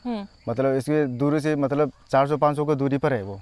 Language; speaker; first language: Hindi; non-native, local second language; Manipuri